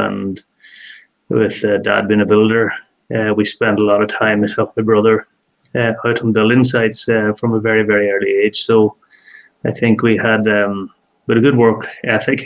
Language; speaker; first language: English; native; English